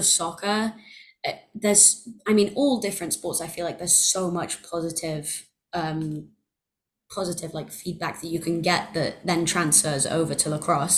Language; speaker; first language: English; native; English